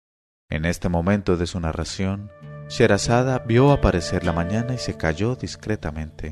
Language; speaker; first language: Spanish; native; Spanish